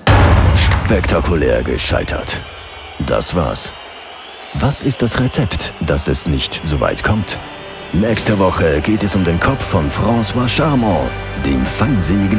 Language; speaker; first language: German; native; German